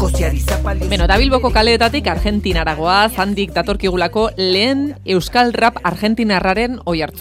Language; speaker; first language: Basque; native; Basque